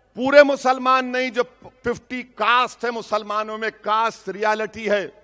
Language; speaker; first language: Hindi; non-native, local second language; Urdu